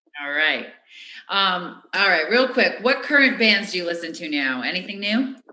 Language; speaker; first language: English; native; English